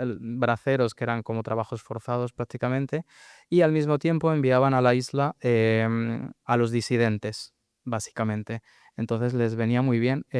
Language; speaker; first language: Spanish; native; Spanish